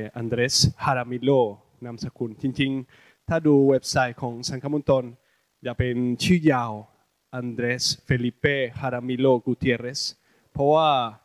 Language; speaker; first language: Thai; non-native, fluent; Spanish